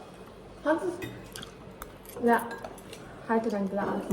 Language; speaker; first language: German; early bilingual, other home language; Cebuano